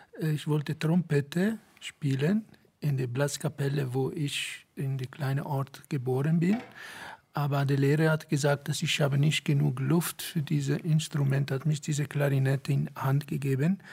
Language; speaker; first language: German; non-native, fluent; Italian